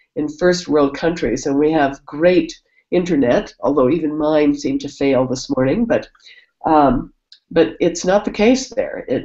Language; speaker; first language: English; native; English